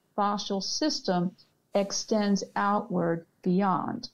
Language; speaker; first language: English; native; English